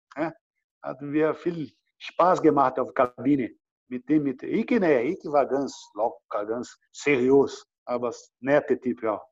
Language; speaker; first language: German; non-native, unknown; Portuguese